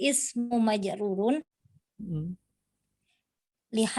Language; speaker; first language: Arabic; non-native, learner; Indonesian